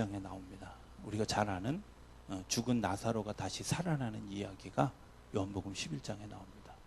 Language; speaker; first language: Korean; native; Korean